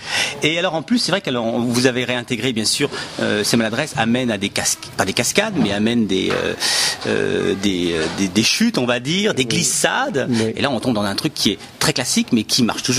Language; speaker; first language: French; native; French